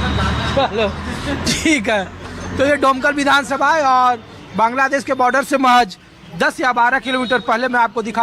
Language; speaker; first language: Hindi; native; Hindi